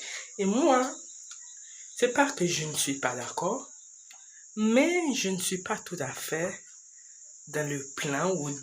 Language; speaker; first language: French; non-native, learner; English